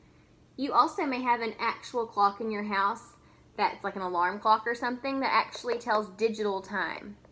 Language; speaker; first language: English; native; English